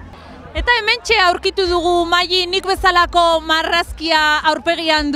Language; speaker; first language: Basque; native; Basque